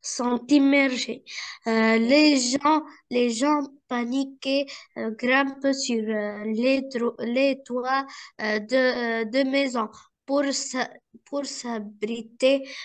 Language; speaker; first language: French; non-native, learner; Arabic